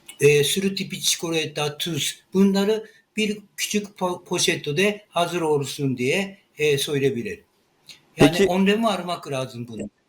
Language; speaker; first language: Turkish; non-native, learner; Japanese